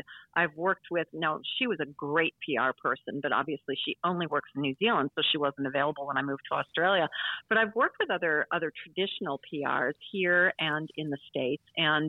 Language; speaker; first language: English; native; English